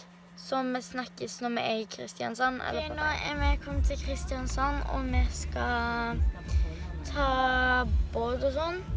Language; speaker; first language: Norwegian; early bilingual, other home language; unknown